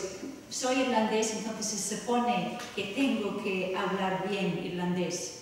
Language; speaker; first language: Spanish; non-native, fluent; English